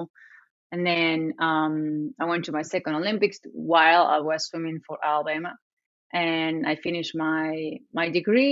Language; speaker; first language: English; non-native, fluent; Spanish